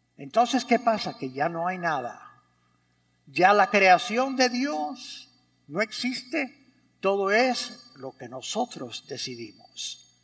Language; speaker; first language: Spanish; early bilingual, heritage; Spanish